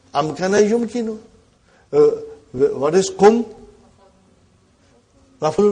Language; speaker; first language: Arabic; non-native, fluent; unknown